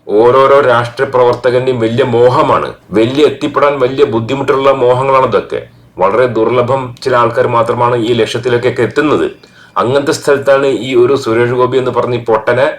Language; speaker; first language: Malayalam; native; Malayalam